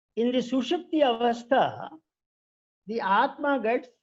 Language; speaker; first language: English; non-native, local second language; Telugu